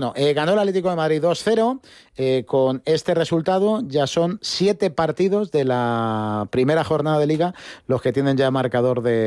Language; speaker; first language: Spanish; native; Spanish